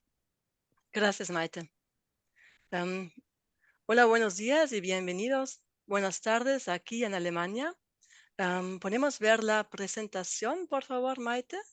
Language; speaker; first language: Spanish; non-native, fluent; German